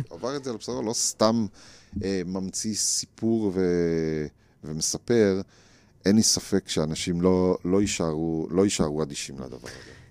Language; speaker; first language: Hebrew; native; Hebrew